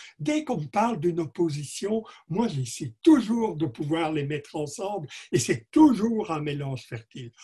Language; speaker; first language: French; native; French